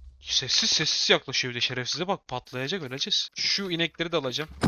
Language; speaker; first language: Turkish; native; Turkish